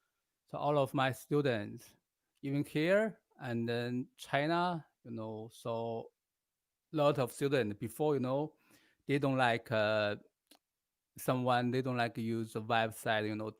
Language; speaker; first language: English; non-native, learner; Chinese